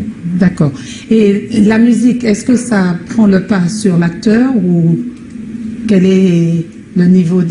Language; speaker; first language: French; native; French